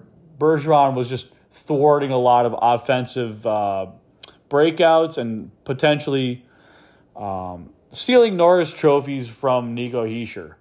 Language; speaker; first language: English; native; English